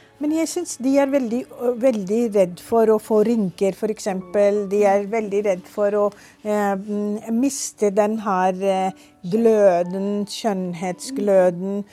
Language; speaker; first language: Norwegian; non-native, fluent; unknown